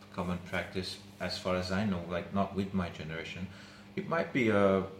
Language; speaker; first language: English; non-native, fluent; Arabic